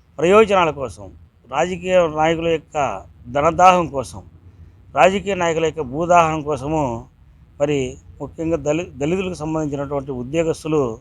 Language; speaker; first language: Telugu; native; Telugu